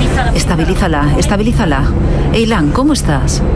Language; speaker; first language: Spanish; native; Spanish